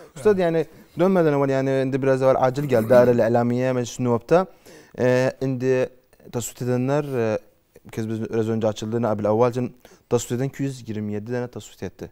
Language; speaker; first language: Turkish; native; Turkish